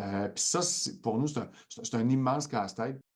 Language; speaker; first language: French; native; French